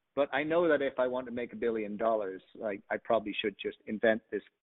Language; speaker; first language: English; native; English